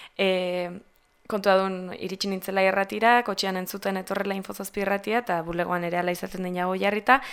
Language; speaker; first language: Basque; native; Basque